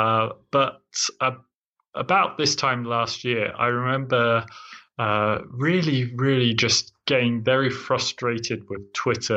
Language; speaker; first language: English; native; English